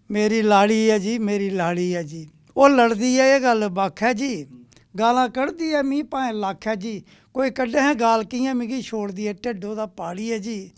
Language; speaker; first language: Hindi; non-native, local second language; Dogri